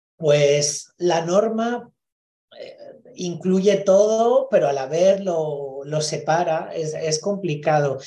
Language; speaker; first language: Spanish; native; Spanish